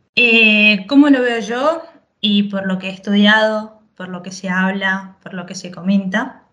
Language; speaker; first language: Spanish; native; Spanish